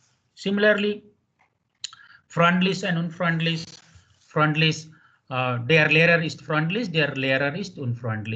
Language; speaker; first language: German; non-native, fluent; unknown